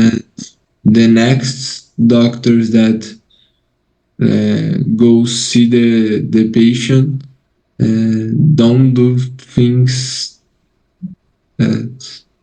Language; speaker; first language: English; non-native, learner; Portuguese